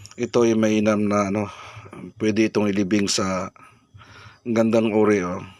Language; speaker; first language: Filipino; non-native, local second language; Cebuano